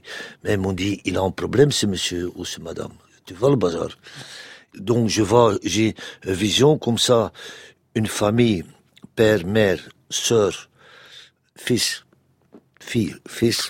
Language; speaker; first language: French; non-native, local second language; Dutch